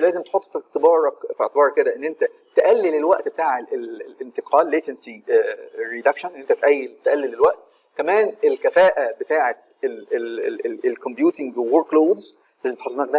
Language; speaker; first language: Arabic; native; Arabic